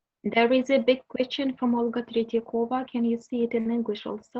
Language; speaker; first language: English; non-native, learner; Russian